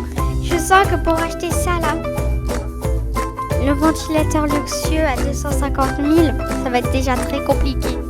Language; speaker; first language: French; native; French